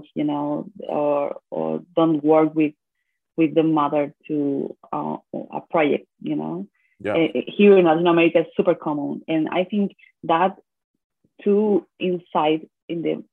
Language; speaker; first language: English; non-native, learner; Spanish